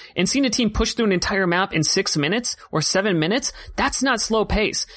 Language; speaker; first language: English; native; English